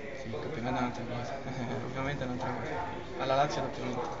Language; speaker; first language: Italian; native; Italian